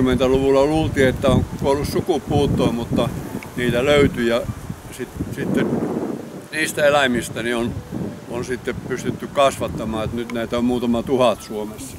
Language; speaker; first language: Finnish; native; Finnish